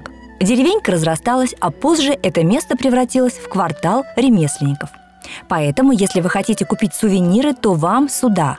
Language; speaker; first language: Russian; native; Russian